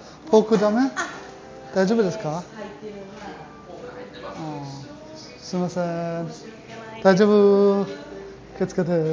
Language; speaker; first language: Japanese; non-native, learner; German